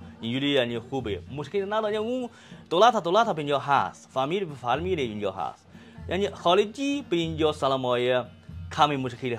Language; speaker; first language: Persian; non-native, learner; Chinese